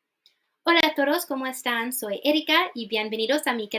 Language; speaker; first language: Spanish; non-native, fluent; English